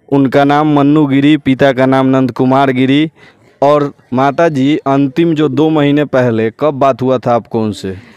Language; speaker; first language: Hindi; native; Hindi